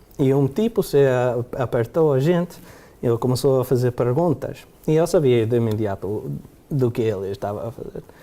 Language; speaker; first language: Portuguese; early bilingual, heritage; Portuguese